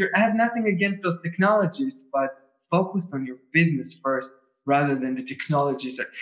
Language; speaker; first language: English; non-native, fluent; Russian